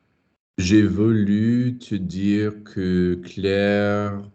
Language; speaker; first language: French; non-native, learner; English